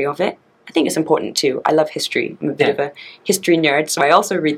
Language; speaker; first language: English; native; English